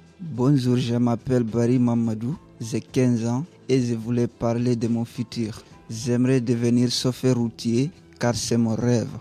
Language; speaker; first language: French; early bilingual, other home language; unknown